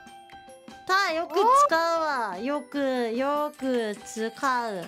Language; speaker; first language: Japanese; native; Japanese